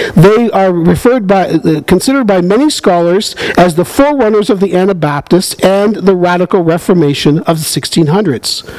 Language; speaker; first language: English; native; English